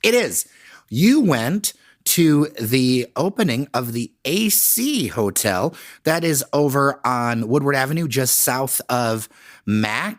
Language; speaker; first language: English; native; English